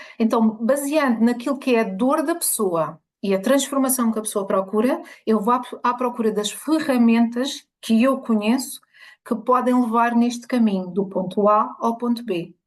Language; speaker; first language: Portuguese; early bilingual, other home language; Spanish